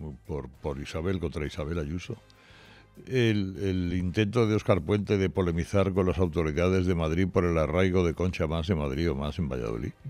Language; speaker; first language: Spanish; native; Spanish